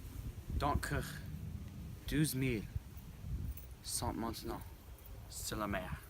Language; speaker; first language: French; non-native, learner; English